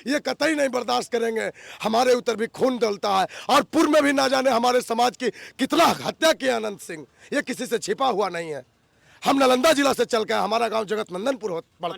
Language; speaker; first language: Hindi; native; Hindi